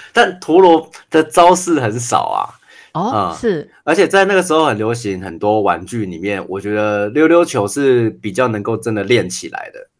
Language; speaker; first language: Chinese; native; Chinese